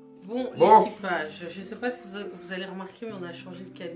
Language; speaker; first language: French; native; French